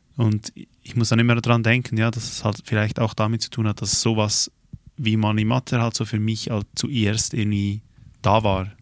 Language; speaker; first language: German; native; German